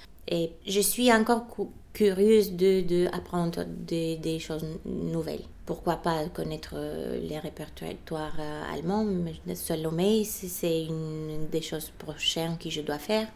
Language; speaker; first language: French; non-native, fluent; Bulgarian